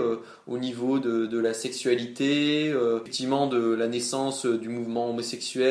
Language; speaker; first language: French; native; French